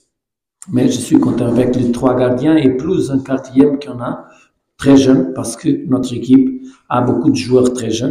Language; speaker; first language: French; non-native, fluent; Portuguese